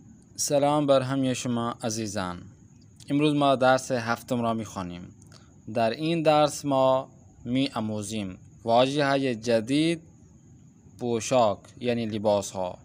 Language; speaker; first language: Persian; non-native, fluent; Urdu